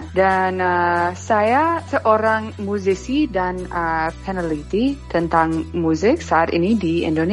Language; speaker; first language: Indonesian; non-native, fluent; English